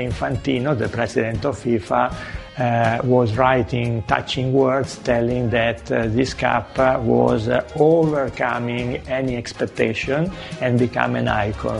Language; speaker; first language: English; non-native, fluent; Italian